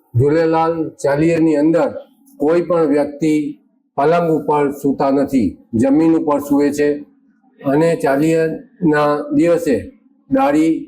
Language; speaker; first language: Gujarati; non-native, local second language; Sindhi